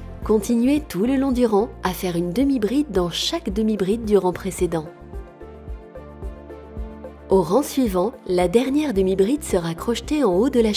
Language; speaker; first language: French; native; French